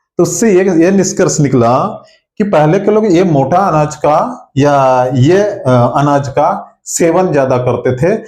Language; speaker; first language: Hindi; non-native, local second language; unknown